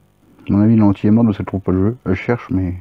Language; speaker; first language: French; native; French